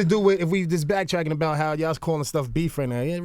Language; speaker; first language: English; native; English